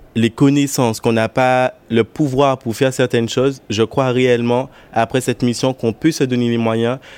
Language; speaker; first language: French; native; French